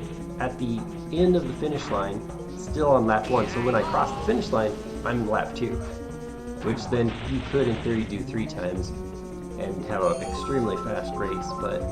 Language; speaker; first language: English; native; English